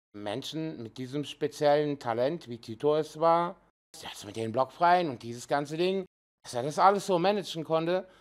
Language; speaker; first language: German; early bilingual, other home language; Serbian